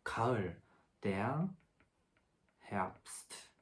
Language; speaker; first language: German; non-native, fluent; Korean